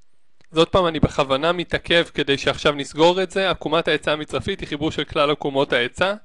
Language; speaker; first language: Hebrew; native; Hebrew